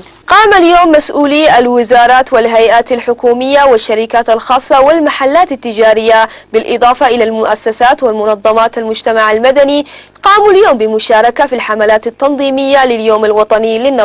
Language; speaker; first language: Arabic; non-native, local second language; Somali